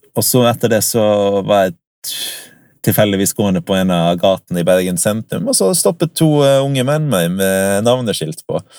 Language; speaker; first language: Norwegian; early bilingual, other home language; English